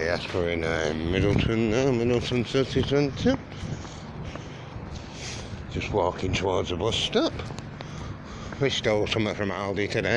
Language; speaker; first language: English; native; English